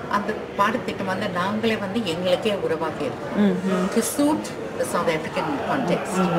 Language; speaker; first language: Tamil; early bilingual, heritage; Tamil